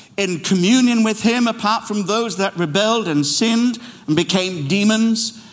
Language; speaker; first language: English; native; English